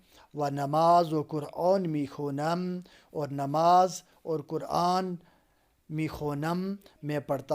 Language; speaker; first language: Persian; non-native, fluent; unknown